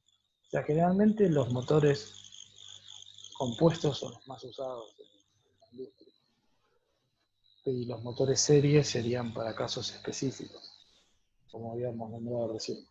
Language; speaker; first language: Spanish; native; Spanish